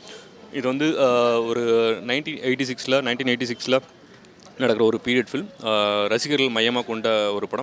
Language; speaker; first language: Tamil; native; Tamil